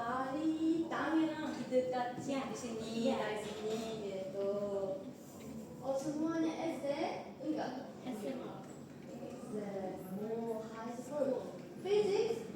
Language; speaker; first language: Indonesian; non-native, learner; Korean